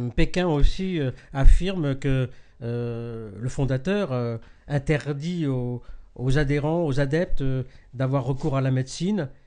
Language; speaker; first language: French; native; French